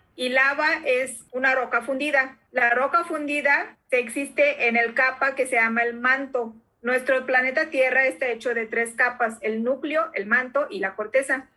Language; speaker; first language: Spanish; non-native, fluent; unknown